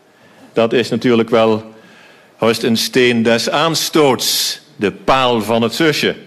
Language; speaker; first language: Dutch; native; Dutch